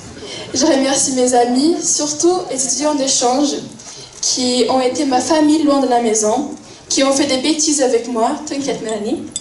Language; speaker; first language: French; non-native, fluent; Portuguese